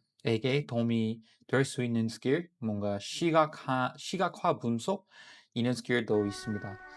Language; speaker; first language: Korean; non-native, fluent; English